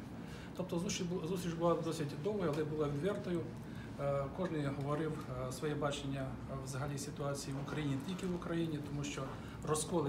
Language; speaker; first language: Ukrainian; native; Ukrainian